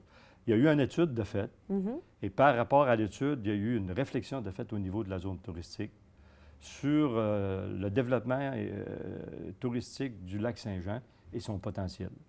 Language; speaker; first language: French; native; French